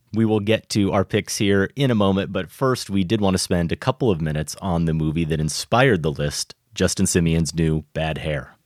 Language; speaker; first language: English; native; English